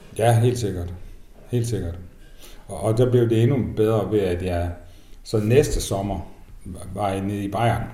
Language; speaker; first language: Danish; native; Danish